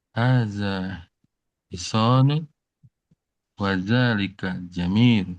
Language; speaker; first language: Arabic; non-native, learner; Indonesian